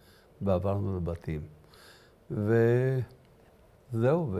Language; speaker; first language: Hebrew; early bilingual, other home language; Arabic